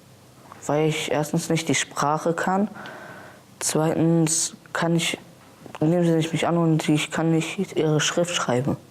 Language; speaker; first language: German; early bilingual, other home language; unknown